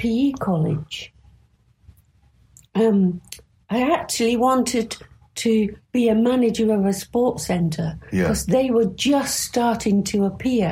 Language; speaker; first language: English; native; English